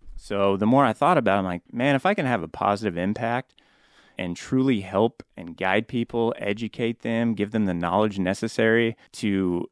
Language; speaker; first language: English; native; English